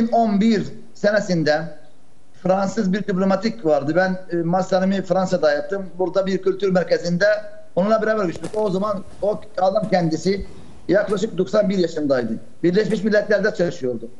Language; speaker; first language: Turkish; non-native, fluent; Arabic